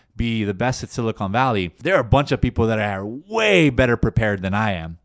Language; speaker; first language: English; early bilingual, other home language; Spanish